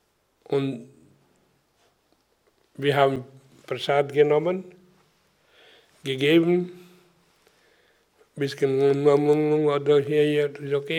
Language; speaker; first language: German; non-native, learner; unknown